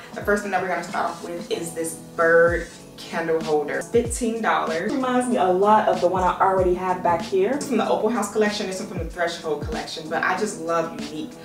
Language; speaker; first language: English; native; English